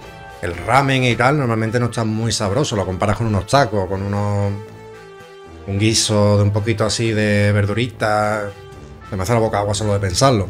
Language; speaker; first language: Spanish; native; Spanish